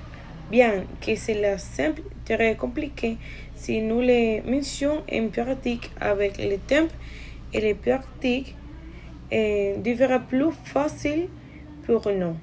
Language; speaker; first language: French; non-native, learner; Spanish